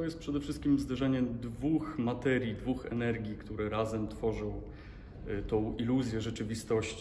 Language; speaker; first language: Polish; native; Polish